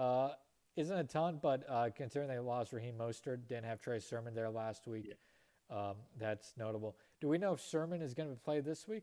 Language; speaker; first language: English; native; English